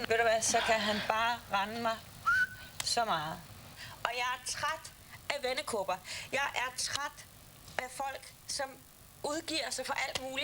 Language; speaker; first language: Danish; native; Danish